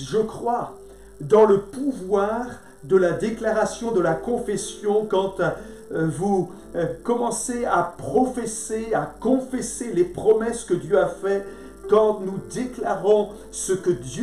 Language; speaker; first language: French; native; French